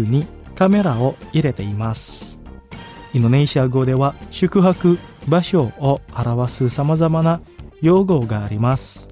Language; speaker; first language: Japanese; non-native, fluent; Indonesian